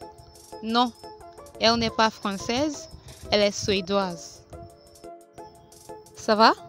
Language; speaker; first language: French; non-native, fluent; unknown